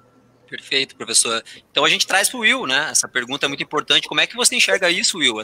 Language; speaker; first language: Portuguese; native; Portuguese